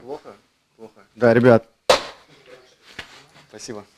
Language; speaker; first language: Russian; native; Russian